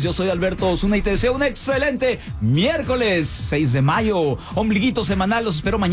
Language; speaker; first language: Spanish; native; Spanish